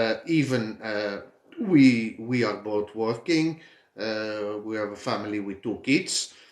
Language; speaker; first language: English; non-native, fluent; Dutch